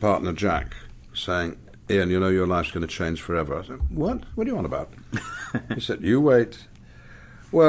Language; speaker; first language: English; native; English